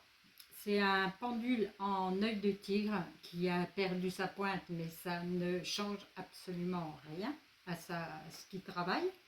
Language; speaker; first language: French; native; French